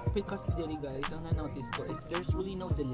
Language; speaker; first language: Filipino; native; Filipino